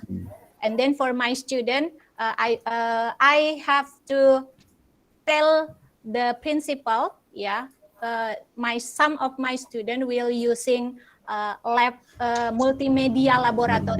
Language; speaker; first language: English; non-native, local second language; Indonesian